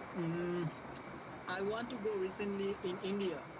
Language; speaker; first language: English; non-native, learner; Bangla